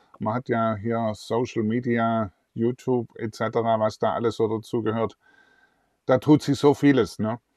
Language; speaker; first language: German; native; German